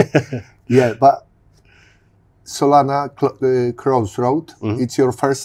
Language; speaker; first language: English; non-native, learner; Polish